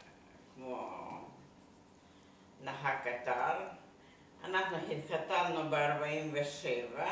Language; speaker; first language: Hebrew; non-native, fluent; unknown